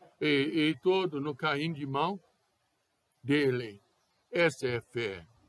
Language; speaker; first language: Portuguese; non-native, fluent; English